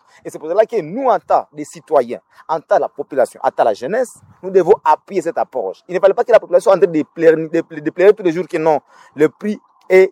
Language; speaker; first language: French; non-native, local second language; Nande